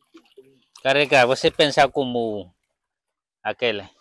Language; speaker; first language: Portuguese; non-native, learner; Vietnamese